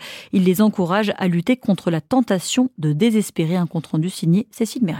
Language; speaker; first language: French; native; French